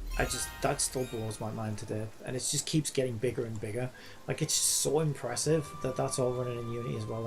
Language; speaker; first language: English; native; English